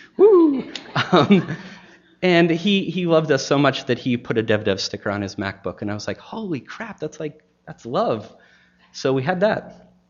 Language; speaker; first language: English; native; English